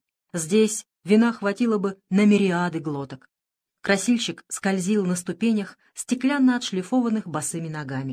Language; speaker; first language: Russian; native; Russian